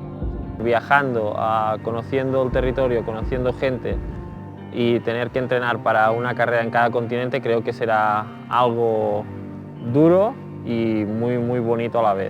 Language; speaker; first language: Spanish; non-native, local second language; Catalan